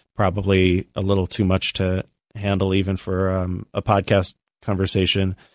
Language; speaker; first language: English; native; English